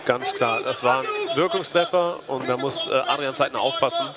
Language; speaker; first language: German; native; German